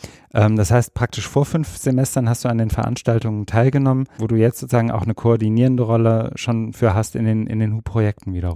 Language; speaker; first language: German; native; German